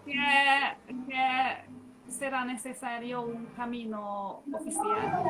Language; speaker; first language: Spanish; non-native, fluent; Hungarian